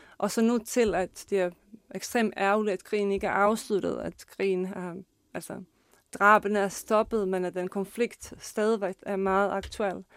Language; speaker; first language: Danish; non-native, fluent; Bosnian